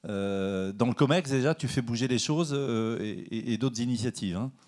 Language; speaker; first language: French; native; French